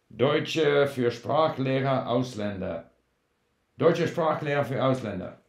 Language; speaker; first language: German; non-native, fluent; English